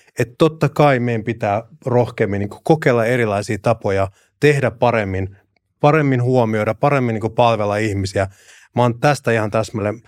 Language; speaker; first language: Finnish; early bilingual, other home language; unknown